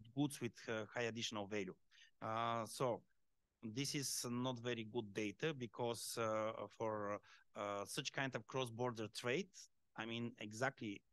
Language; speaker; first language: English; non-native, fluent; Bulgarian